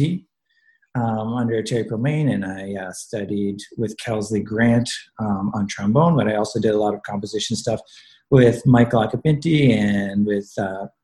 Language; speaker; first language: English; native; English